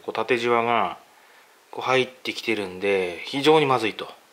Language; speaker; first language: Japanese; native; Japanese